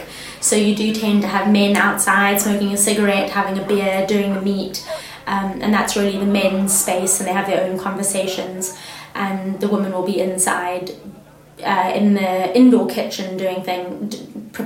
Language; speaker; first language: English; native; English